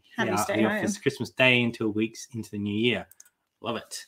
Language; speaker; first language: English; native; English